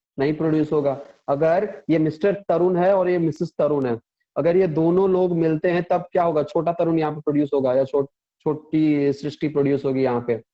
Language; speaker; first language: Hindi; non-native, local second language; Punjabi